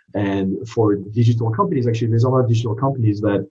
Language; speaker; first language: English; non-native, fluent; French